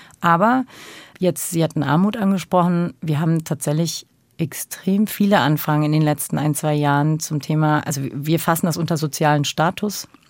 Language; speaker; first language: German; early bilingual, other home language; Turkish